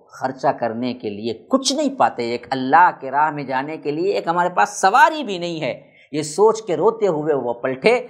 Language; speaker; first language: Urdu; native; Urdu